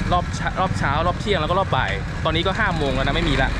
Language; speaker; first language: Thai; native; Thai